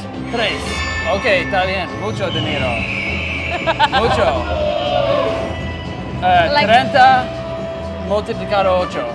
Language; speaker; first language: Spanish; non-native, learner; English